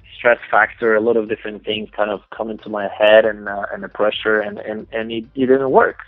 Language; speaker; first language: English; non-native, fluent; Polish